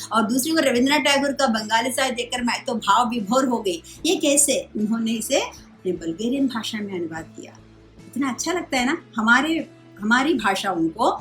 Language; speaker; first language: Hindi; non-native, local second language; Telugu